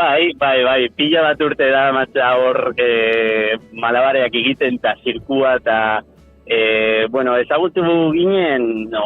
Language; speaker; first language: Basque; non-native, local second language; Spanish